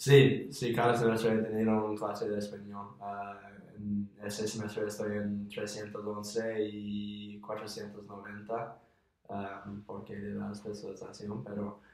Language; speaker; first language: Spanish; non-native, fluent; English